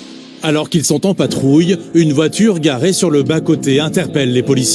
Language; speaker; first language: French; native; French